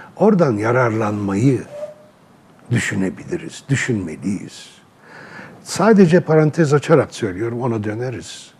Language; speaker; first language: Turkish; non-native, local second language; Arabic